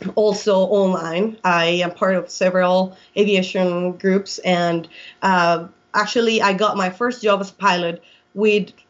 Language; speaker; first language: English; non-native, fluent; Spanish